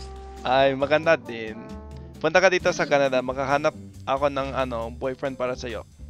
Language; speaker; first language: Filipino; non-native, fluent; English